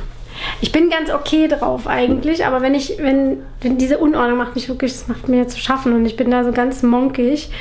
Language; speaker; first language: German; native; German